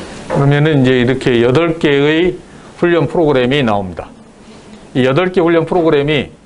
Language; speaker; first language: Korean; native; Korean